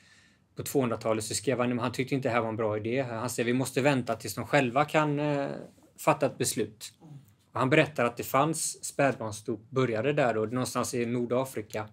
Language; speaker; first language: Swedish; native; Swedish